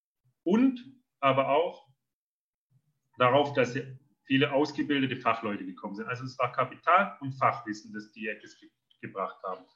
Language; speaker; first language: German; native; German